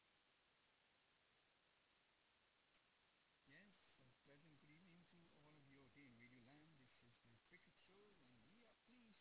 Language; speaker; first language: English; non-native, local second language; Nepali